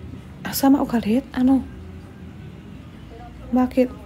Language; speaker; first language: Filipino; non-native, learner; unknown